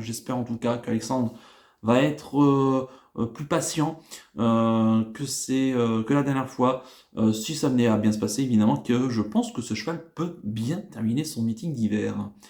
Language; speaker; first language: French; native; French